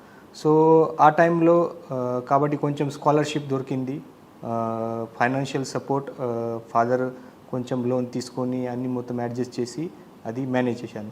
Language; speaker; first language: Telugu; non-native, learner; Marathi